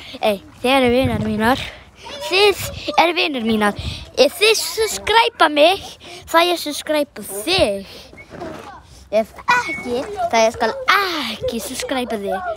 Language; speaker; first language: Icelandic; early bilingual, other home language; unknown